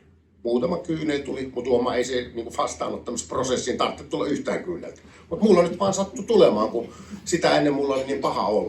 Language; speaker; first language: Finnish; native; Finnish